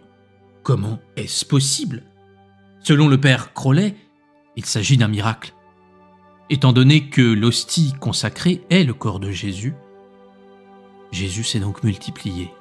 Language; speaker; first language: French; native; French